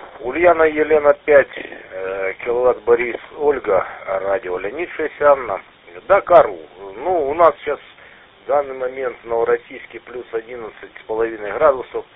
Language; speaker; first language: Russian; native; Russian